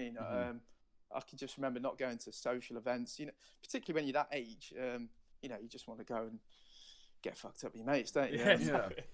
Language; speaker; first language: English; native; English